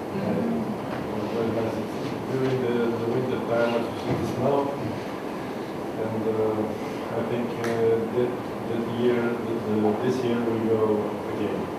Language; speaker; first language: English; non-native, learner; Romanian